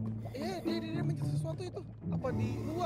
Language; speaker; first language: Indonesian; native; Indonesian